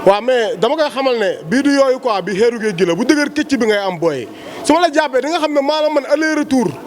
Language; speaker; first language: Wolof; native; Wolof